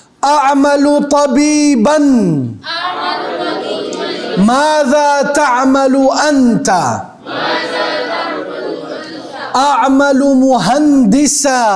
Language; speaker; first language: Arabic; non-native, fluent; Urdu